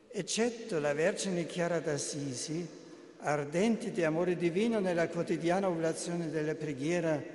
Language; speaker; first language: Italian; non-native, fluent; German